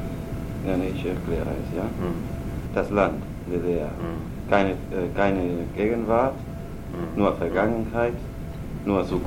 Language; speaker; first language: German; non-native, learner; Spanish